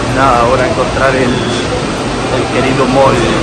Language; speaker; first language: Spanish; native; Spanish